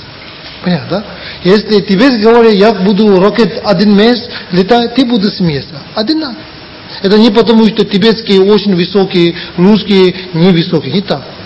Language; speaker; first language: Russian; non-native, learner; Tibetan